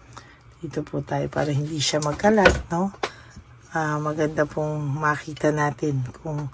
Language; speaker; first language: Filipino; native; Filipino